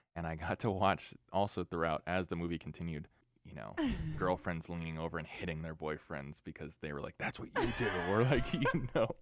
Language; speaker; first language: English; native; English